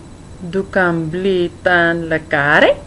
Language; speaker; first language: Swedish; non-native, learner; English